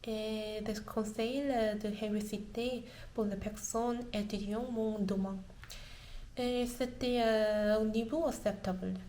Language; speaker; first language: French; non-native, learner; Korean